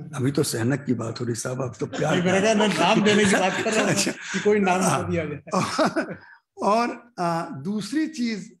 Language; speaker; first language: Hindi; native; Hindi